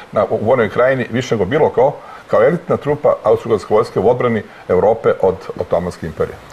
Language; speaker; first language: Croatian; native; Croatian